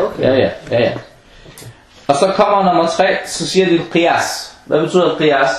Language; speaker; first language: Danish; non-native, fluent; Arabic